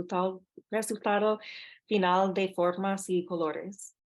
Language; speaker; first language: Spanish; non-native, fluent; English